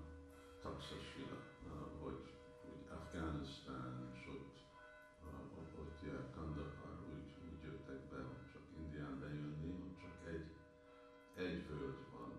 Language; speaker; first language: Hungarian; early bilingual, heritage; Hungarian